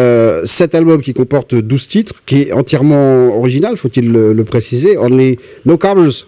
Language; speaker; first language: French; native; French